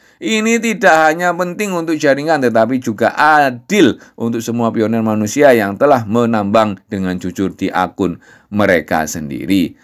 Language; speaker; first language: Indonesian; non-native, local second language; Javanese